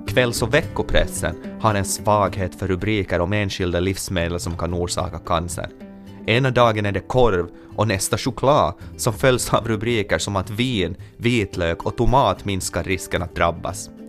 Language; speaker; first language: Swedish; native; Swedish